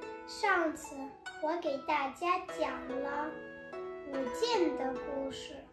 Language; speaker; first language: Chinese; non-native, learner; Polish